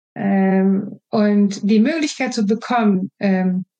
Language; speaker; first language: German; non-native, fluent; Swedish